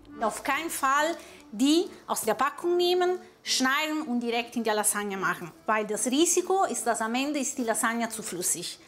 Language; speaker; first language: German; non-native, fluent; Italian